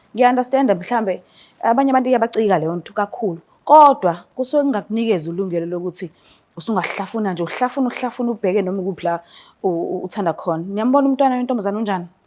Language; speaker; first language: Zulu; native; Zulu